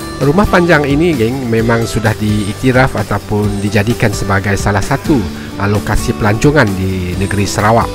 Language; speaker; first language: Malay; native; Malay